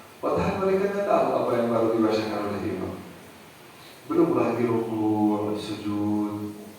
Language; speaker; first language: Indonesian; non-native, fluent; Arabic